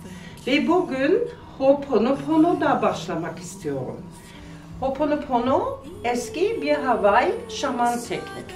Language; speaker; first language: Turkish; non-native, learner; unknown